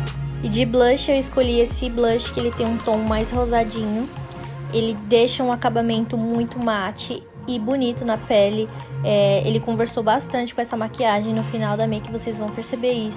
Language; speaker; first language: Portuguese; native; Portuguese